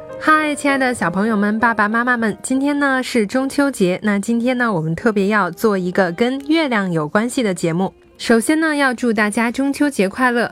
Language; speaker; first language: Chinese; native; Chinese